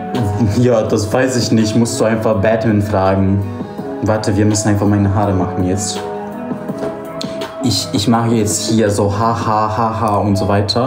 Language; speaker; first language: German; non-native, fluent; Polish